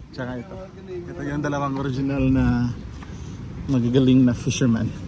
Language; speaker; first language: Filipino; non-native, local second language; Cebuano